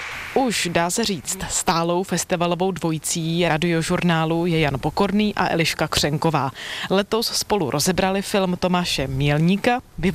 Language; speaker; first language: Czech; native; Czech